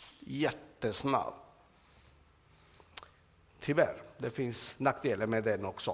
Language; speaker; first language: Swedish; non-native, fluent; Spanish